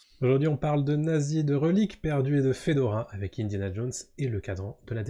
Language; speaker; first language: French; native; French